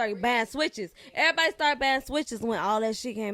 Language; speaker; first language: English; native; English